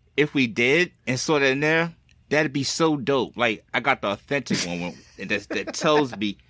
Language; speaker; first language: English; native; English